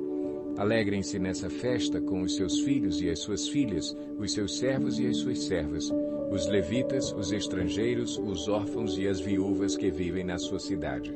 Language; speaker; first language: Portuguese; native; Portuguese